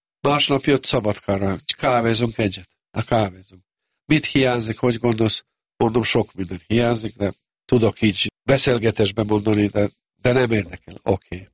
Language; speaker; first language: Hungarian; non-native, fluent; Serbian